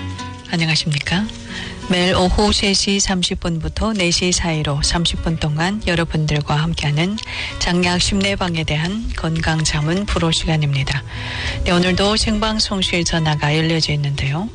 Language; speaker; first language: Korean; native; Korean